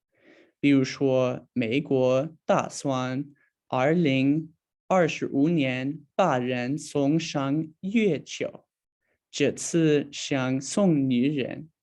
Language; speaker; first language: Chinese; non-native, learner; English